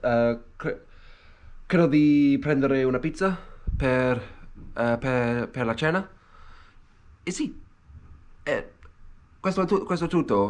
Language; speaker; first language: Italian; non-native, learner; English